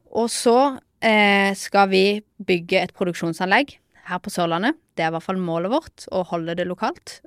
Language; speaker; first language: Norwegian; native; Norwegian